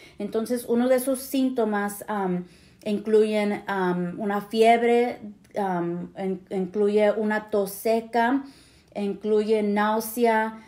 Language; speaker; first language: Spanish; early bilingual, heritage; Spanish